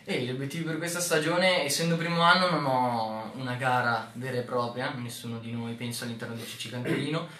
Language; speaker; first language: Italian; native; Italian